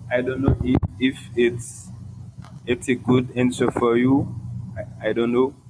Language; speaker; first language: English; non-native, local second language; Haitian Creole